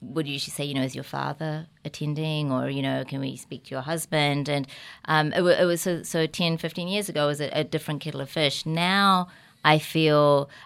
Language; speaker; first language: English; native; English